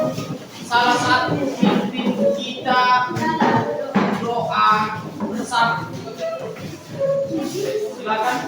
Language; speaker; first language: Indonesian; native; Indonesian